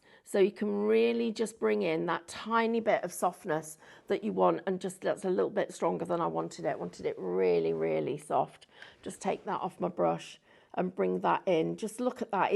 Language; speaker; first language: English; native; English